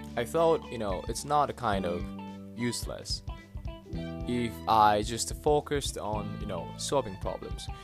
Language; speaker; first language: English; non-native, fluent; Japanese